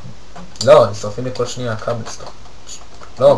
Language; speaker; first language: Hebrew; native; Hebrew